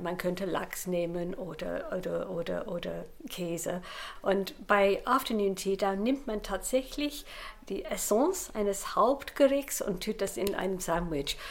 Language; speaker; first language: German; non-native, fluent; English